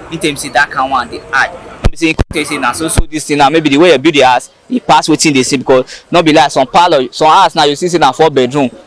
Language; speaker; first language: Nigerian Pidgin; native; Nigerian Pidgin